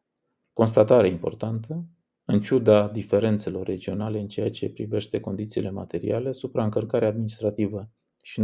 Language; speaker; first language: Romanian; native; Romanian